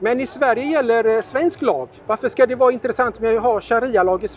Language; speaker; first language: Swedish; native; Swedish